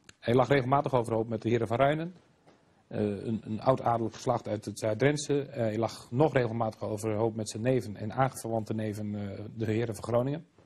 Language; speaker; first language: Dutch; native; Dutch